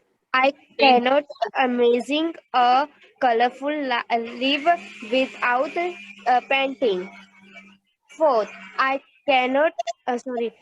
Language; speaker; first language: English; non-native, learner; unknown